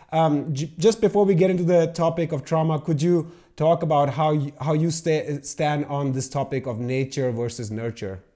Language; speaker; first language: English; non-native, local second language; Urdu